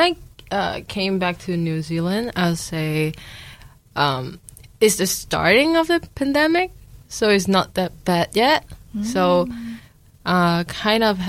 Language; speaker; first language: English; non-native, local second language; Cantonese